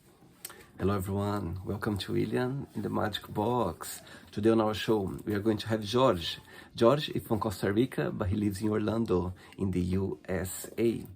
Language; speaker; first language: English; non-native, fluent; Portuguese